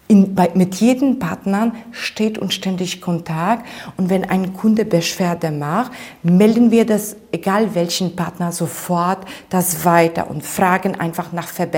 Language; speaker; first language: German; non-native, fluent; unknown